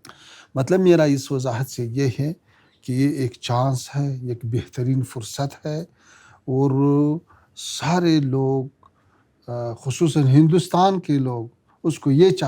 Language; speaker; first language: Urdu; non-native, learner; Pashto